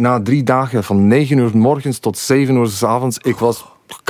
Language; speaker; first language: Dutch; non-native, fluent; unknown